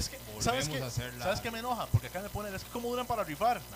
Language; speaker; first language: Spanish; native; Spanish